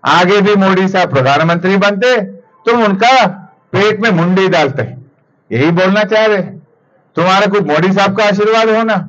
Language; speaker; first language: Hindi; non-native, local second language; Telugu